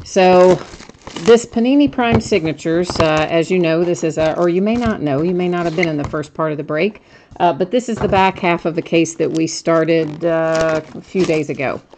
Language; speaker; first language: English; native; English